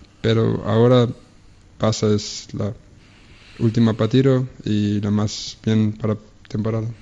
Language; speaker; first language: Spanish; non-native, learner; Danish